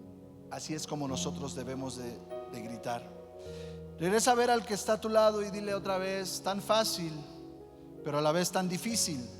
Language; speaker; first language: Spanish; native; Spanish